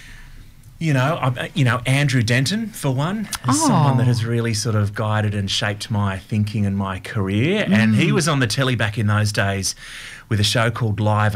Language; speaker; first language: English; native; English